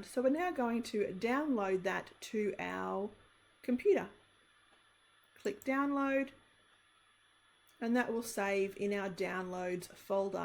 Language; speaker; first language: English; native; English